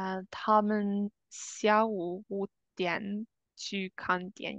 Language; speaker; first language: Chinese; non-native, learner; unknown